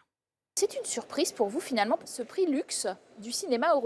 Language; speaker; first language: French; native; French